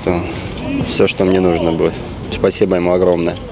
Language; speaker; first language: Russian; native; Russian